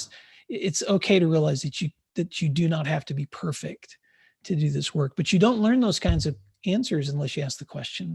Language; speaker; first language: English; native; English